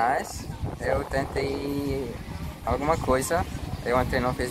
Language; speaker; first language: Portuguese; non-native, fluent; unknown